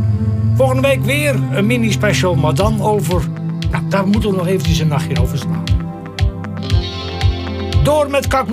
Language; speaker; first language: Dutch; native; Dutch